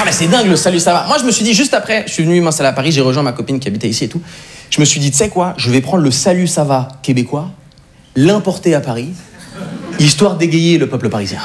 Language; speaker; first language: French; native; French